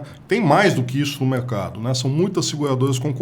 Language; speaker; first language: Portuguese; native; Portuguese